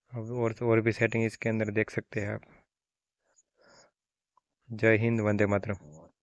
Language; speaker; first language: Hindi; non-native, local second language; Gujarati